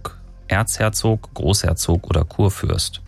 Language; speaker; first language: German; native; German